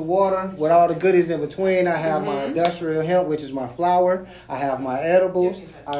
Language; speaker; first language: English; native; English